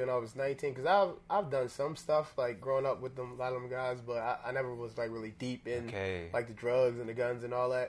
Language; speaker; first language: English; native; English